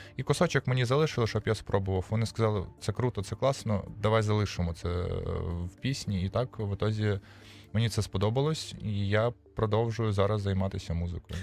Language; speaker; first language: Ukrainian; non-native, local second language; Russian